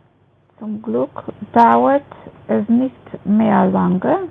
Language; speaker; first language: German; non-native, learner; Macedonian